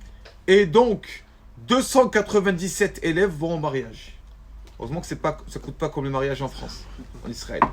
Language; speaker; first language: French; native; French